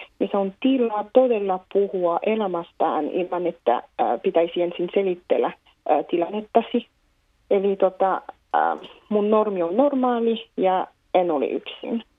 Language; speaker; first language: Finnish; non-native, fluent; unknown